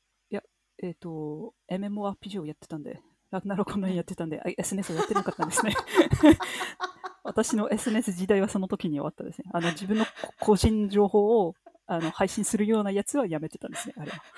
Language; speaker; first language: Japanese; non-native, fluent; French